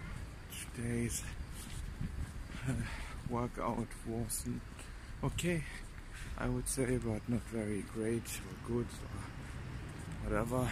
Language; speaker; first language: English; non-native, fluent; German